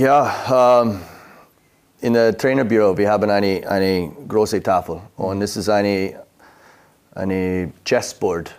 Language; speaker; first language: German; non-native, learner; English